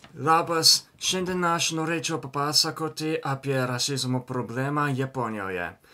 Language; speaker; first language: Lithuanian; non-native, learner; Japanese